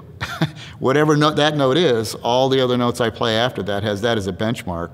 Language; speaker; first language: English; native; English